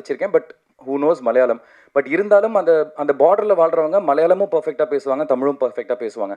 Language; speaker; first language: Tamil; native; Tamil